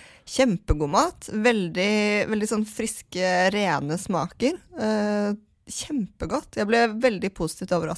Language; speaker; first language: Norwegian; native; Norwegian